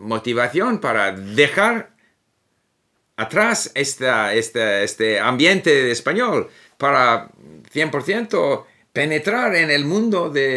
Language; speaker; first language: Spanish; non-native, fluent; English